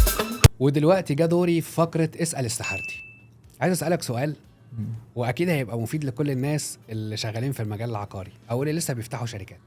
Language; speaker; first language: Arabic; native; Arabic